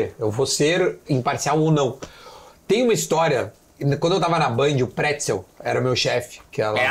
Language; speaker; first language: Portuguese; native; Portuguese